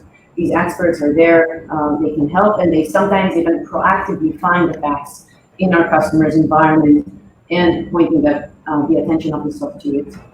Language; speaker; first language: English; non-native, fluent; Hebrew